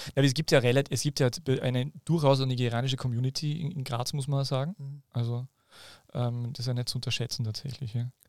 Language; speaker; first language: German; native; German